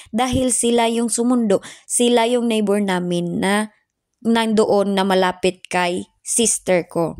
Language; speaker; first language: Filipino; non-native, local second language; Cebuano